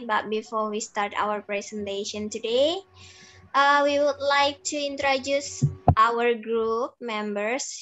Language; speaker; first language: English; non-native, learner; Indonesian